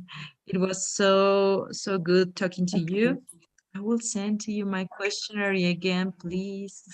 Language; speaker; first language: English; non-native, fluent; Spanish